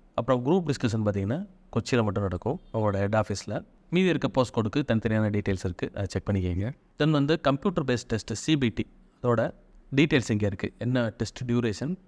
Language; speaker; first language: Tamil; native; Tamil